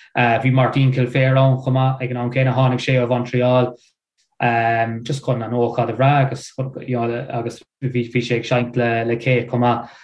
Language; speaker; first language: Irish; non-native, local second language; English